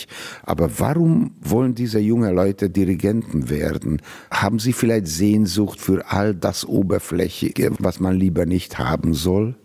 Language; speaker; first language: German; non-native, fluent; Hungarian